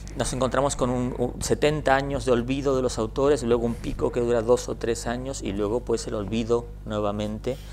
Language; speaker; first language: Spanish; native; Spanish